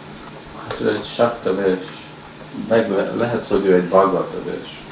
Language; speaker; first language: Hungarian; early bilingual, heritage; Hungarian